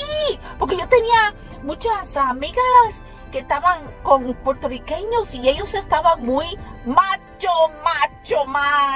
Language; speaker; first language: Spanish; early bilingual, heritage; Spanish